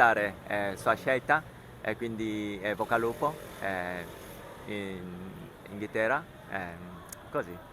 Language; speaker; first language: Italian; non-native, learner; Korean